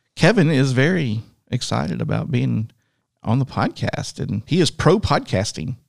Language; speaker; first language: English; native; English